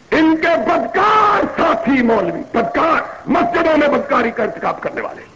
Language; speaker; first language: Urdu; non-native, local second language; Punjabi